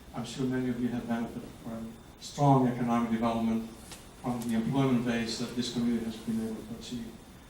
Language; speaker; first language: English; non-native, fluent; Greek